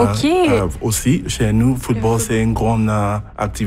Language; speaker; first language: French; non-native, learner; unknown